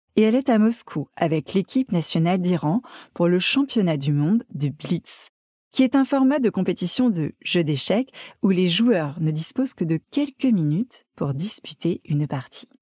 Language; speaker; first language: French; native; French